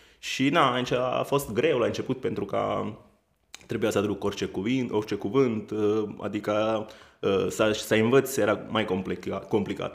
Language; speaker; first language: Romanian; non-native, fluent; Italian